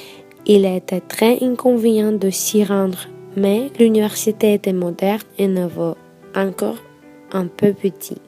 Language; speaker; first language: French; non-native, fluent; Russian